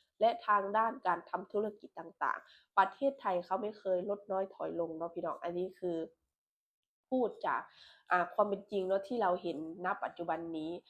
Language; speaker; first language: Thai; non-native, local second language; Lao